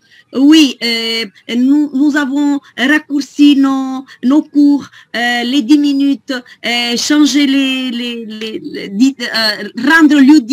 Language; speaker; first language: French; non-native, fluent; Italian